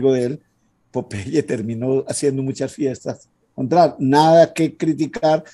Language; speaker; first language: Spanish; native; Spanish